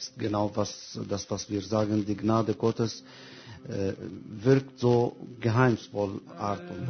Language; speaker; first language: German; non-native, fluent; Arabic